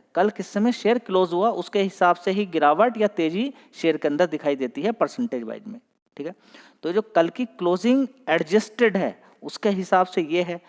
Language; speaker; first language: Hindi; native; Hindi